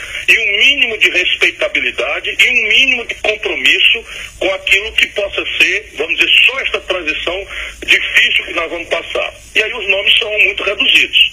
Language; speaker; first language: Portuguese; native; Portuguese